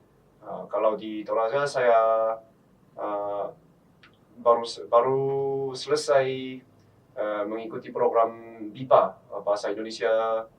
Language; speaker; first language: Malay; non-native, fluent; Korean